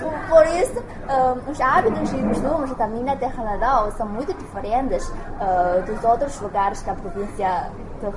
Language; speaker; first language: Portuguese; non-native, learner; Chinese